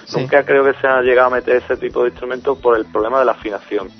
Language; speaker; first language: Spanish; native; Spanish